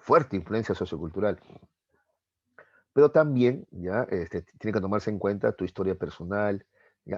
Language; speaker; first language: Spanish; native; Spanish